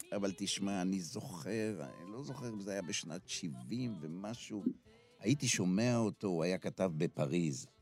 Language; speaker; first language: Hebrew; native; Hebrew